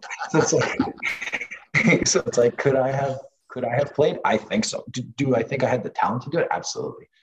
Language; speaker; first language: English; non-native, fluent; French